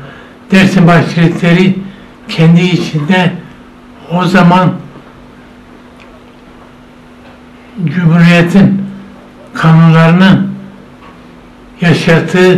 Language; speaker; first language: Turkish; non-native, local second language; Zaza